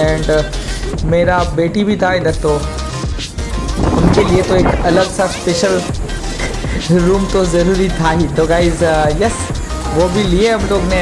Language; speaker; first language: Hindi; non-native, local second language; Bangla